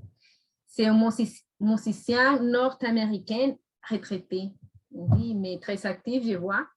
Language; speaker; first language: French; non-native, fluent; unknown